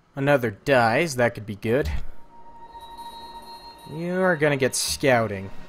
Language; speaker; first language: English; native; English